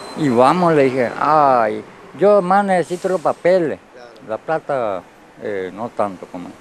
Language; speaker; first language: Spanish; native; Spanish